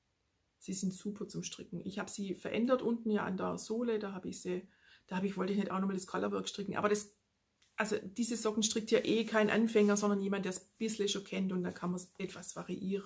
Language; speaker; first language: German; native; German